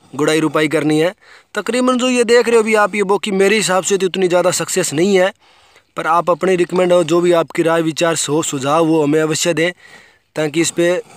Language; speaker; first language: Hindi; native; Hindi